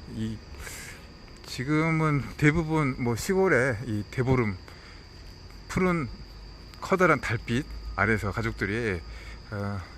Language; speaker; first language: Korean; native; Korean